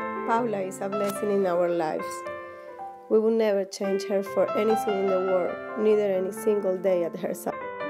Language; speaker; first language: English; non-native, learner; Spanish